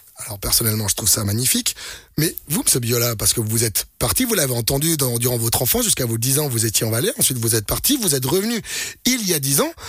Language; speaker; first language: French; native; French